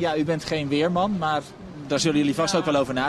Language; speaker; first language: Dutch; native; Dutch